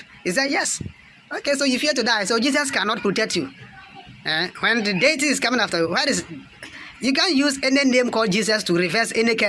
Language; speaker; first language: English; non-native, local second language; Akan